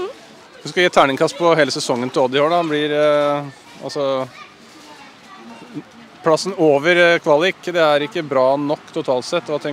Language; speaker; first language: Norwegian; native; Norwegian